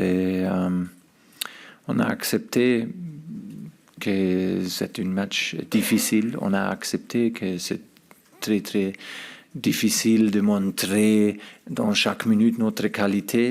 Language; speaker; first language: French; non-native, fluent; German